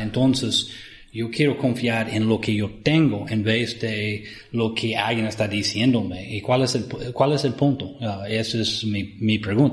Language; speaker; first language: Spanish; non-native, fluent; English